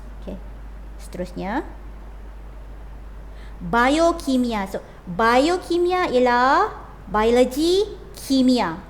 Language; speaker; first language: Malay; native; Malay